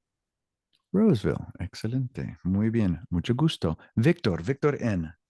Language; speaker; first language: Spanish; non-native, fluent; English